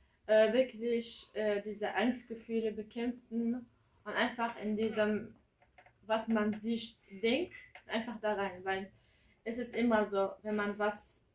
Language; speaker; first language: German; early bilingual, other home language; Kurdish